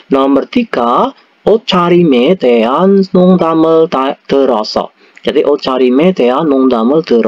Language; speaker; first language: Korean; non-native, learner; Indonesian